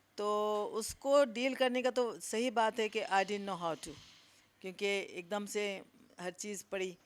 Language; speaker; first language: Urdu; native; Urdu